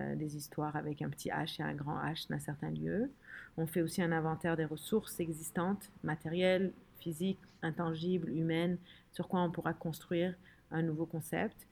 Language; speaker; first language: French; early bilingual, other home language; Arabic